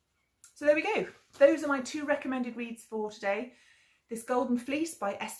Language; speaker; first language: English; native; English